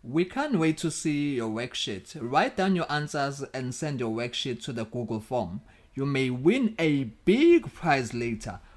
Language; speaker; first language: English; non-native, local second language; Zulu